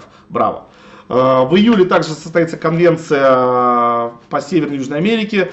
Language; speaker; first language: Russian; native; Russian